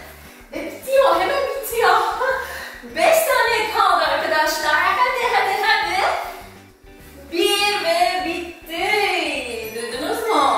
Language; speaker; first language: Turkish; non-native, fluent; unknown